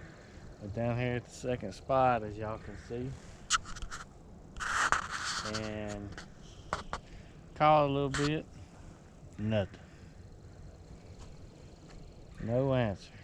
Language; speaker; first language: English; native; English